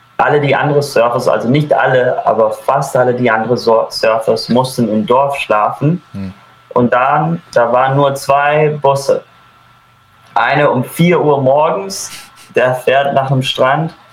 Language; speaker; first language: German; early bilingual, heritage; German